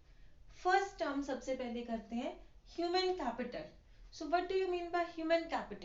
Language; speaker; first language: Hindi; native; Hindi